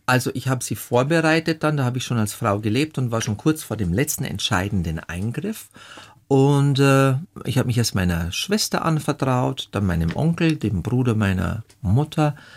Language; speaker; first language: German; native; German